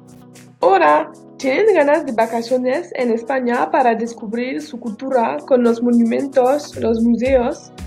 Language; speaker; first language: Spanish; non-native, learner; French